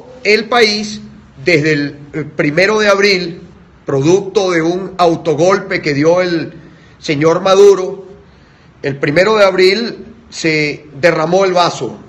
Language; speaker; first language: Spanish; native; Spanish